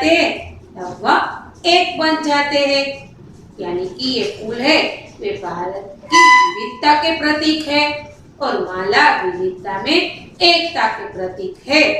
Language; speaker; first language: Hindi; non-native, local second language; Gujarati